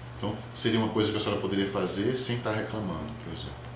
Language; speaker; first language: Portuguese; native; Portuguese